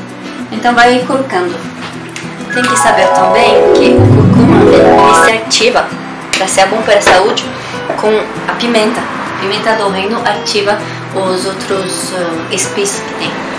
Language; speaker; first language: Portuguese; non-native, learner; French